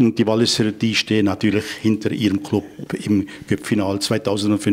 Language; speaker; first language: German; native; German